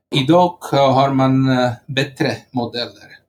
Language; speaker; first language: Swedish; non-native, fluent; Slovak